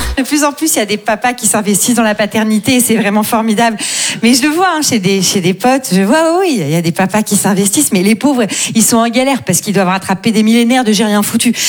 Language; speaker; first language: French; native; French